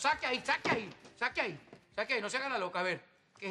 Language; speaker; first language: Spanish; native; Spanish